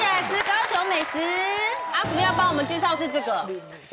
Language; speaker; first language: Chinese; native; Chinese